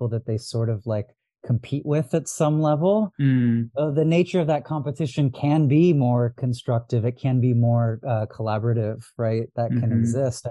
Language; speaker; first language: English; early bilingual, other home language; Arabic